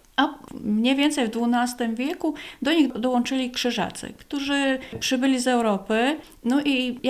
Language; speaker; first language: Polish; non-native, fluent; Latvian